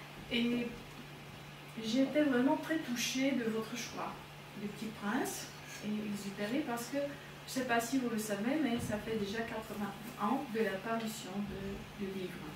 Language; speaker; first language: French; non-native, fluent; Bulgarian